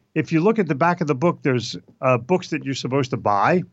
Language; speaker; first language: English; native; English